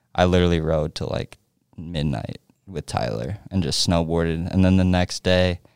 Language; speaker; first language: English; native; English